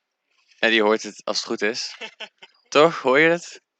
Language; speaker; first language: Dutch; native; Dutch